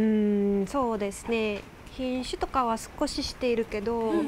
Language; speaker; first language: Japanese; non-native, fluent; French